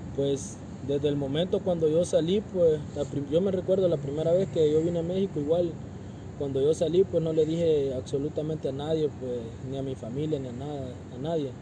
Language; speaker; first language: Spanish; native; Spanish